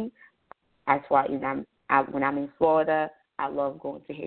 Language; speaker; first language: English; non-native, fluent; Haitian Creole